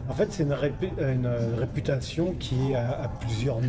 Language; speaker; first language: French; native; French